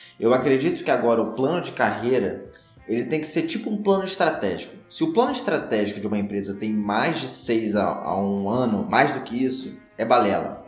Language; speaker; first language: Portuguese; native; Portuguese